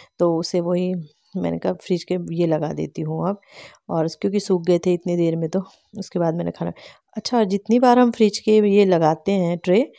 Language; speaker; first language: Hindi; native; Hindi